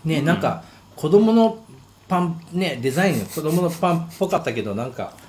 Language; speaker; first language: Japanese; non-native, fluent; English